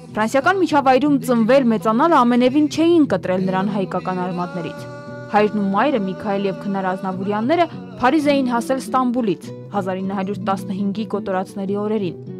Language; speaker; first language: Armenian; native; Armenian